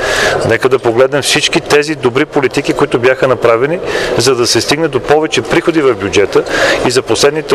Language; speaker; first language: Bulgarian; native; Bulgarian